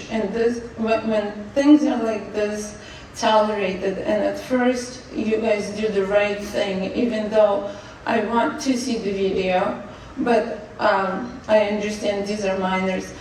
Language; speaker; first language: English; non-native, fluent; Russian